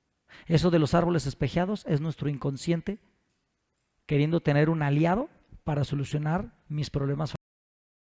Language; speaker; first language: Spanish; native; Spanish